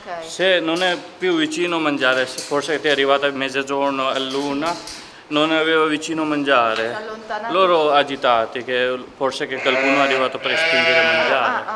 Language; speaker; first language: Italian; non-native, learner; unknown